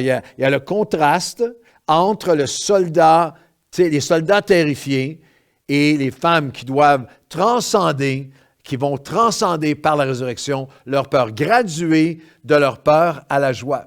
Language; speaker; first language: French; native; French